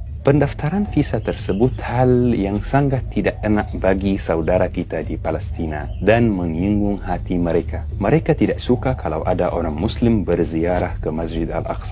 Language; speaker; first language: Indonesian; non-native, fluent; Arabic